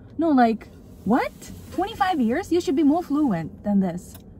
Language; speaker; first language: English; non-native, fluent; Japanese